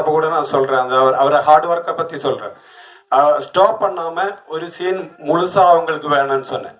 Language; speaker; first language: Tamil; non-native, learner; Malayalam